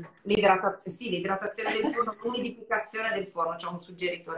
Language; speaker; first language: Italian; native; Italian